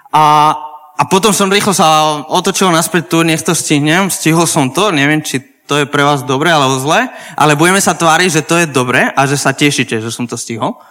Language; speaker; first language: Slovak; non-native, fluent; Spanish